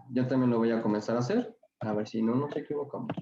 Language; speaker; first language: Spanish; native; Spanish